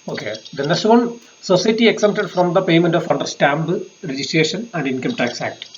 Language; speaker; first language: English; non-native, local second language; Malayalam